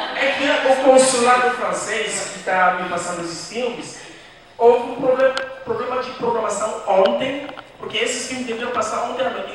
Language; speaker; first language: Portuguese; non-native, fluent; French